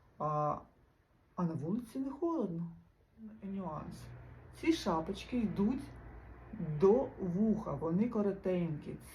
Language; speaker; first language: Ukrainian; non-native, local second language; Russian